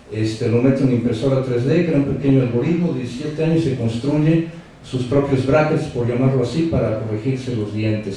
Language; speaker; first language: Spanish; native; Spanish